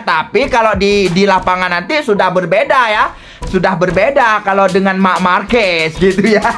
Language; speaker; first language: Indonesian; native; Indonesian